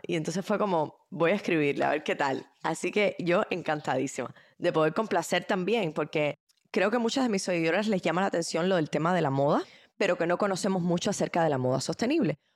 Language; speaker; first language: Spanish; native; Spanish